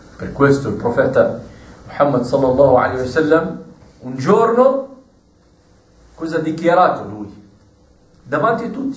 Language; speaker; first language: Italian; non-native, fluent; Arabic